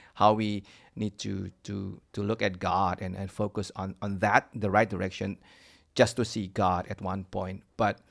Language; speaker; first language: English; non-native, fluent; Indonesian